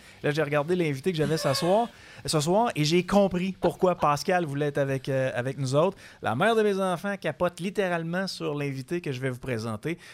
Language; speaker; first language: French; native; French